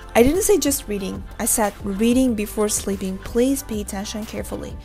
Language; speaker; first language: English; non-native, fluent; Uzbek